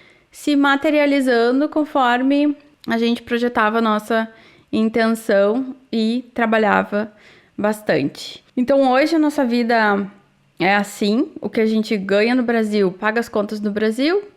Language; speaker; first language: Portuguese; native; Portuguese